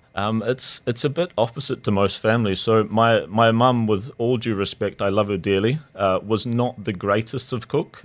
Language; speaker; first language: English; native; English